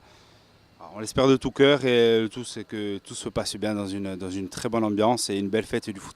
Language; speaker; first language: French; native; French